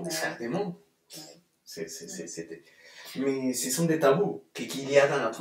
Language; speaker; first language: French; non-native, fluent; Spanish